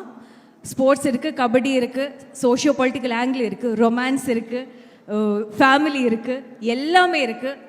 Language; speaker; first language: Tamil; non-native, fluent; Malayalam